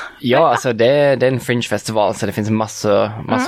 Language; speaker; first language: Swedish; non-native, fluent; English